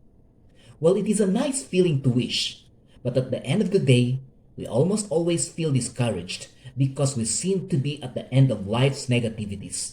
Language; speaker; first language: English; non-native, local second language; Hiligaynon